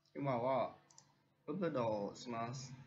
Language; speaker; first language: Japanese; non-native, learner; Vietnamese